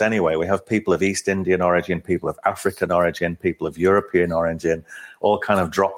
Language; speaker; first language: English; native; English